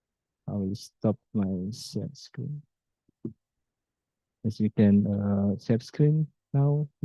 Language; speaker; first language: English; non-native, fluent; Indonesian